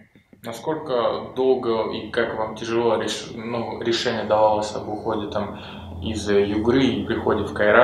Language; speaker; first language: Russian; native; Russian